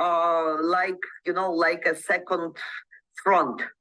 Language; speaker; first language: English; non-native, learner; Ukrainian